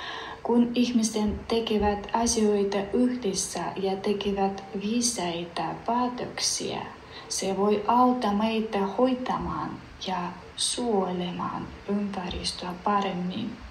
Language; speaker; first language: Finnish; non-native, learner; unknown